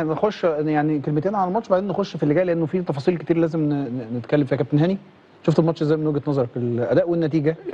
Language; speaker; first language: Arabic; native; Arabic